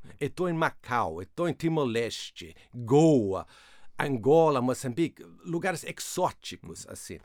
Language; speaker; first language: Portuguese; non-native, fluent; Swedish